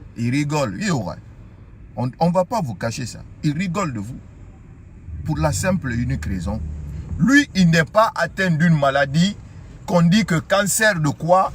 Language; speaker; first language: French; non-native, local second language; Susu